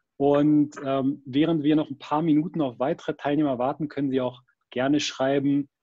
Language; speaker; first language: German; native; German